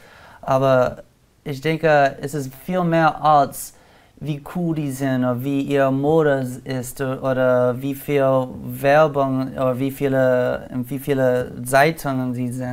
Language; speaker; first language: German; non-native, learner; English